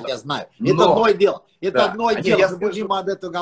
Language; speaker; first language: Russian; non-native, fluent; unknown